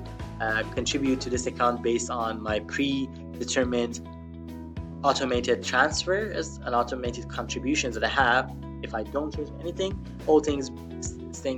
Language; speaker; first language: English; non-native, fluent; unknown